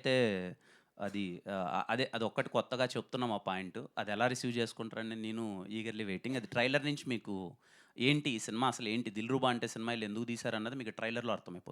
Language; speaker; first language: Telugu; native; Telugu